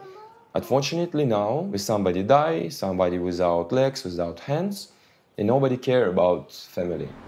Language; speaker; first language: English; non-native, learner; Ukrainian